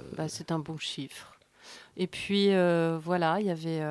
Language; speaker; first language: French; native; French